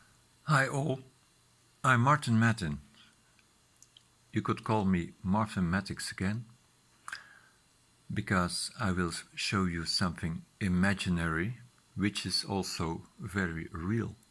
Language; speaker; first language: English; non-native, fluent; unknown